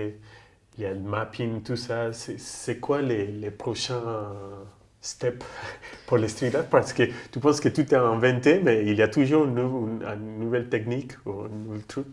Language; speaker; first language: French; non-native, fluent; Spanish